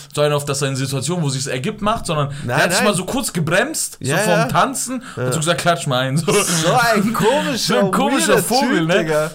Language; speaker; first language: German; early bilingual, other home language; Persian